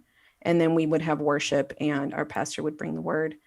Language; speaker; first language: English; native; English